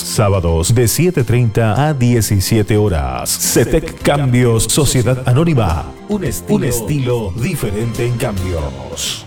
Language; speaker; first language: Spanish; native; Spanish